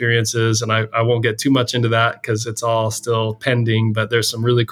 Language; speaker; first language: English; native; English